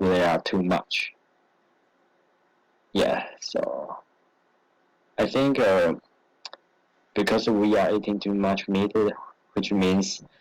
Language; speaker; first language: English; non-native, learner; Chinese